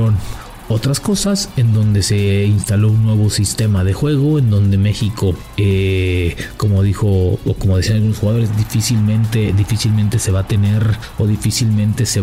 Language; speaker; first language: Spanish; native; Spanish